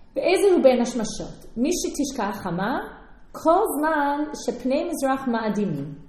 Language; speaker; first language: Hebrew; non-native, fluent; English